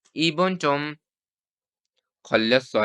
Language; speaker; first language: Korean; non-native, fluent; Urdu